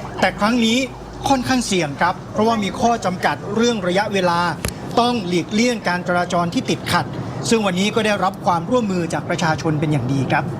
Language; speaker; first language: Thai; native; Thai